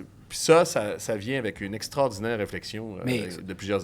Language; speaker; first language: French; native; French